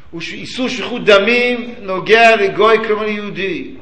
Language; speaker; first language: Hebrew; early bilingual, other home language; English